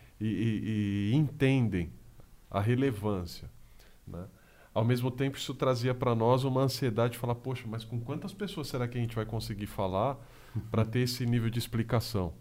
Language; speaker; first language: Portuguese; native; Portuguese